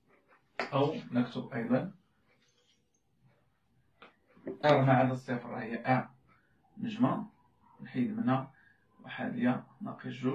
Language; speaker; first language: Arabic; native; Arabic